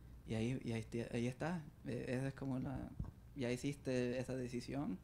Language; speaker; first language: Spanish; early bilingual, heritage; Spanish